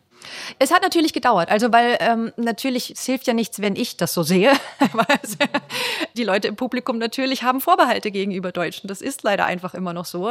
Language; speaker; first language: German; native; German